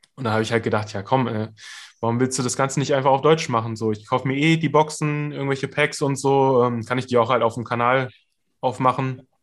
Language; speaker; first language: German; native; German